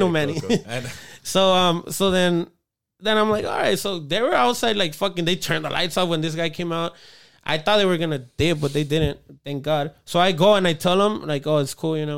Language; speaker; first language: English; early bilingual, other home language; Spanish